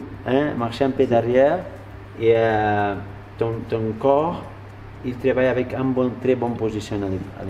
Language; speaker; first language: French; non-native, learner; Spanish